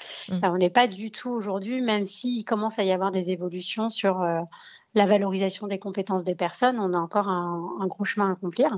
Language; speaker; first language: French; early bilingual, other home language; Arabic